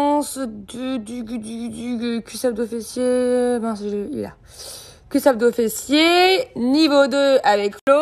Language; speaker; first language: French; native; French